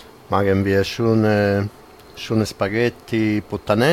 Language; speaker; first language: German; non-native, fluent; Italian